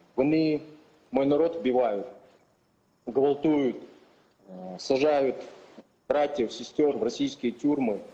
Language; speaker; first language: Ukrainian; non-native, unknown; Chechen